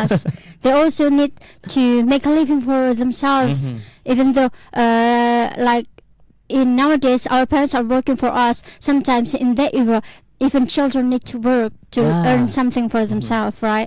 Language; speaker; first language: English; non-native, fluent; Indonesian